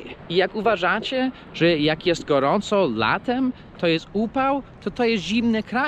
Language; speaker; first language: Polish; early bilingual, heritage; Polish